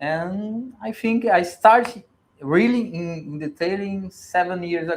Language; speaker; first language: English; non-native, learner; Portuguese